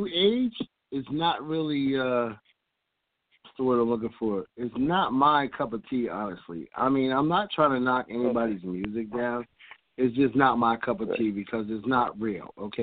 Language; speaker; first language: English; native; English